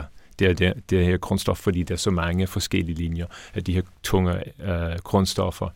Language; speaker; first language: Danish; non-native, fluent; English